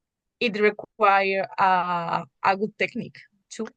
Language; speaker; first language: English; non-native, learner; Spanish